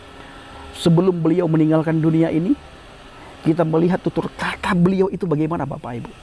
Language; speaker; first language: Indonesian; native; Indonesian